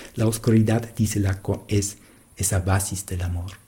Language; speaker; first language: Spanish; non-native, fluent; German